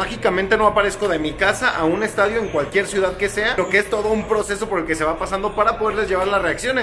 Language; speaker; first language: Spanish; native; Spanish